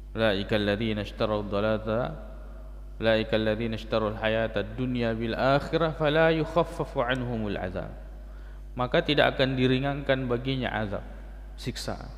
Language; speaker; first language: Malay; non-native, local second language; Buginese